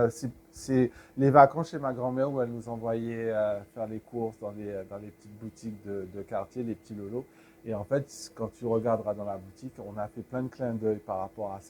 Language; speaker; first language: French; native; French